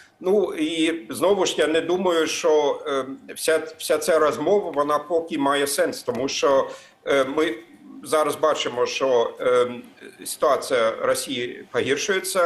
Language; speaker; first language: Ukrainian; non-native, fluent; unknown